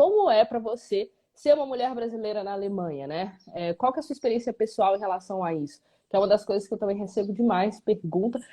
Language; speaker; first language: Portuguese; native; Portuguese